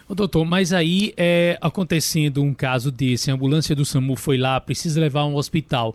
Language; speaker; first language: Portuguese; native; Portuguese